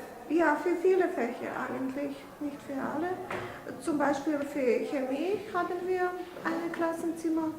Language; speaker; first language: German; non-native, fluent; Bosnian